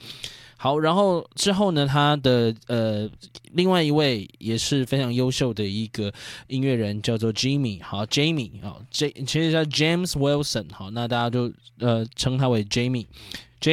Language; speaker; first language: Chinese; native; Chinese